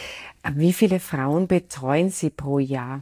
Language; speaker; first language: German; native; German